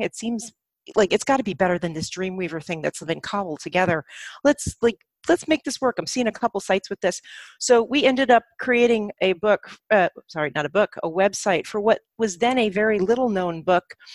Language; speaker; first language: English; native; English